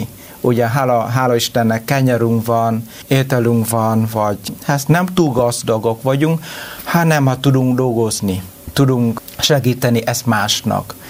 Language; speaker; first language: Hungarian; non-native, learner; Vietnamese